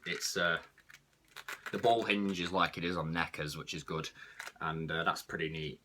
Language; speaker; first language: English; native; English